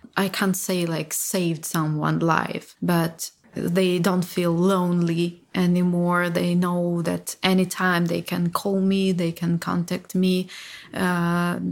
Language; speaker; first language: English; non-native, fluent; Ukrainian